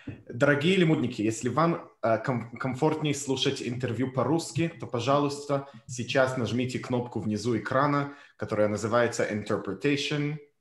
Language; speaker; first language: Russian; native; Russian